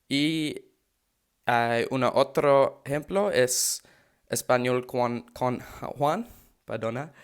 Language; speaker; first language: Spanish; non-native, learner; English